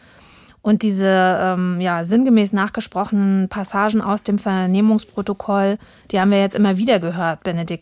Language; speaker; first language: German; native; German